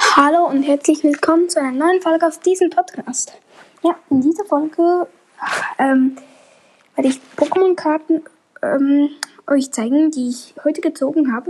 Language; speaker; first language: German; native; German